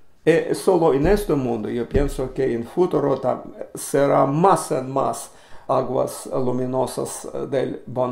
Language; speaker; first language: Spanish; non-native, learner; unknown